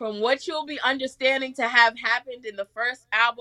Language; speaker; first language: English; native; English